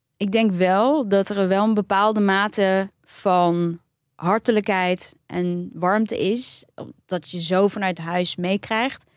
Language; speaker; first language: Dutch; early bilingual, other home language; Turkish